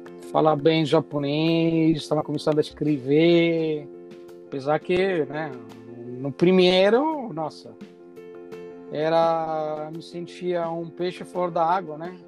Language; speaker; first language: Portuguese; non-native, fluent; Italian